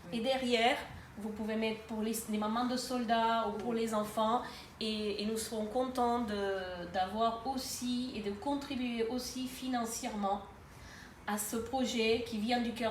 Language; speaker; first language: French; native; French